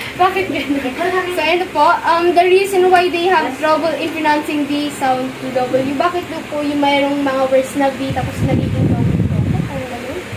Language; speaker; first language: Filipino; native; Filipino